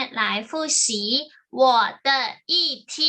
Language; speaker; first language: Chinese; non-native, fluent; Thai